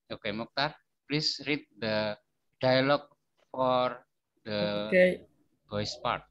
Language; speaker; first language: English; non-native, fluent; Indonesian